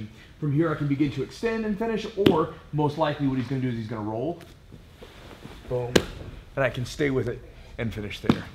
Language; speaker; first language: English; native; English